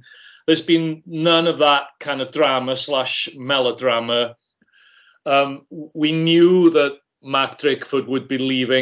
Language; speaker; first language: English; native; English